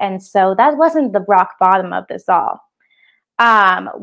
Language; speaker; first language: English; native; English